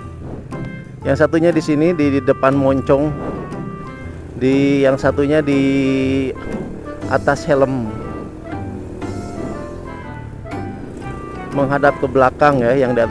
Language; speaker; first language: Indonesian; non-native, local second language; Sundanese